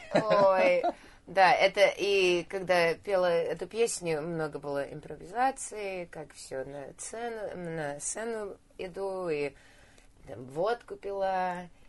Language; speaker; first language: Russian; early bilingual, heritage; Russian